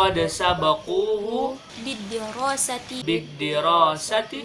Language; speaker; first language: Arabic; non-native, learner; Indonesian